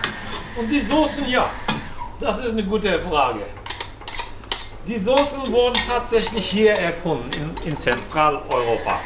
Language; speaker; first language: German; non-native, fluent; Turkish